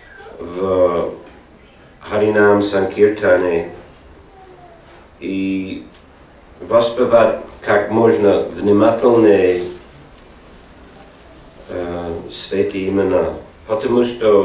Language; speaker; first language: Russian; non-native, learner; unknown